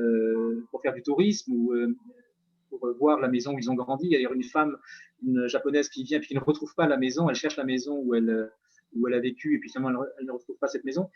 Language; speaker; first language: French; native; French